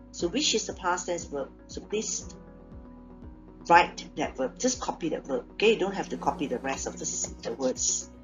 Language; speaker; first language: English; non-native, local second language; Chinese